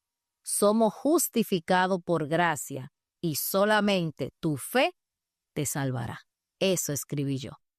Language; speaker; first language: Spanish; native; Spanish